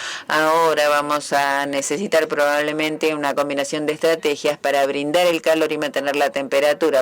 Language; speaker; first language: Spanish; native; Spanish